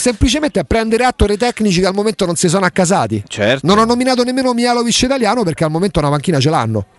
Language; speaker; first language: Italian; native; Italian